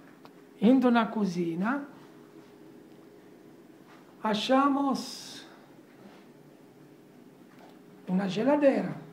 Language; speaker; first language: Portuguese; non-native, fluent; Italian